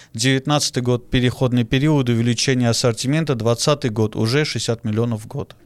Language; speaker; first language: Russian; non-native, fluent; Armenian